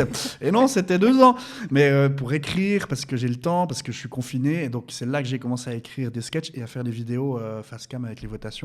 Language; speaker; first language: French; native; French